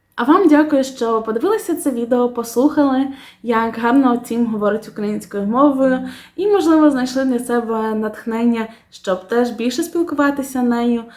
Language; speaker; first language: Ukrainian; native; Ukrainian